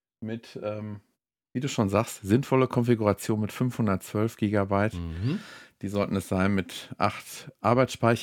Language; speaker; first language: German; native; German